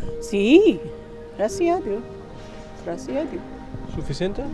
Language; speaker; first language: Spanish; non-native, learner; Arabic